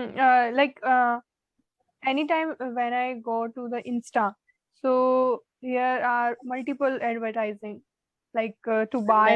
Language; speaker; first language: English; non-native, learner; Hindi